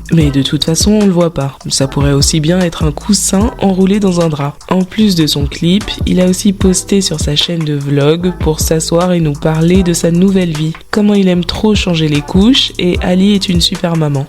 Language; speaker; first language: French; native; French